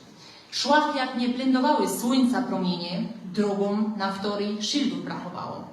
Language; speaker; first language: Polish; native; Polish